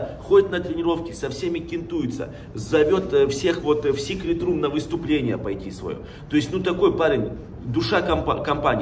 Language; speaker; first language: Russian; native; Russian